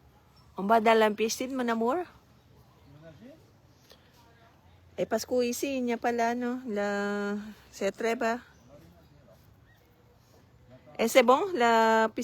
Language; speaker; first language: French; non-native, learner; Filipino